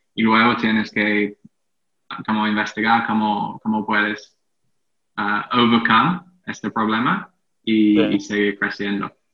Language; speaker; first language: Spanish; non-native, fluent; English